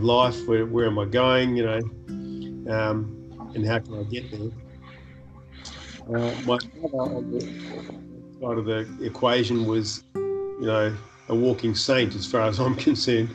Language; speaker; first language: English; native; English